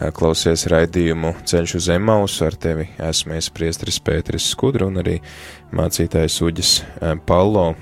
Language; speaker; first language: Latvian; native; Latvian